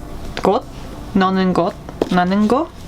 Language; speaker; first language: Korean; non-native, learner; English